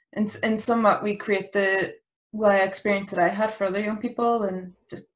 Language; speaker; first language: English; native; English